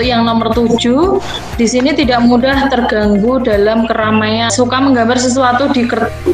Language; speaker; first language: Indonesian; native; Indonesian